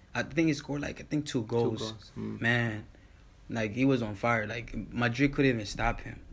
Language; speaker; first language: English; early bilingual, other home language; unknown